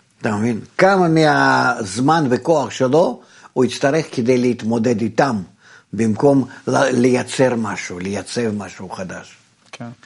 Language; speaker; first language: Hebrew; non-native, fluent; Russian